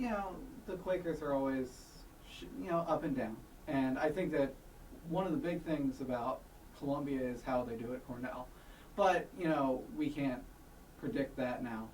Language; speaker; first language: English; native; English